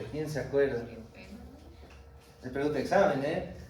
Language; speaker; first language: Spanish; native; Spanish